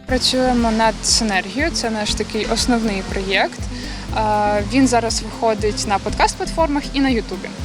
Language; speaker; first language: Ukrainian; non-native, local second language; Russian